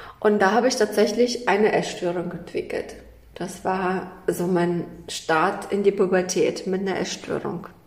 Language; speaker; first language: German; early bilingual, other home language; Russian